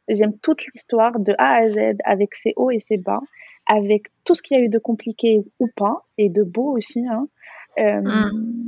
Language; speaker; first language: French; non-native, local second language; Arabic